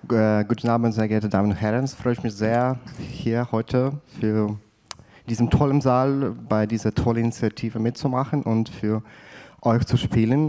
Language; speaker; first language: German; non-native, fluent; Ukrainian